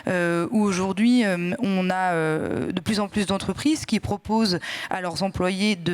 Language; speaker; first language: French; native; French